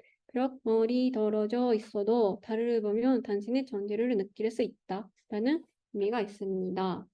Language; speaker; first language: Korean; non-native, learner; Japanese